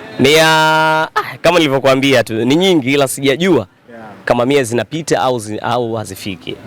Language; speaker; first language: Swahili; native; Swahili